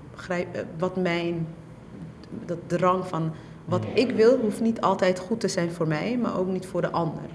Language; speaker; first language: Dutch; early bilingual, other home language; Somali